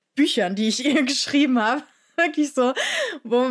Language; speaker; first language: German; native; German